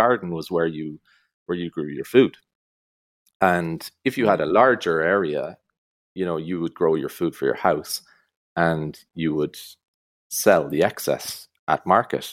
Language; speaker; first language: English; native; English